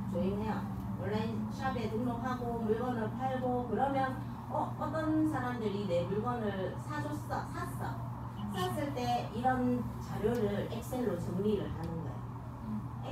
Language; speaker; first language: Korean; native; Korean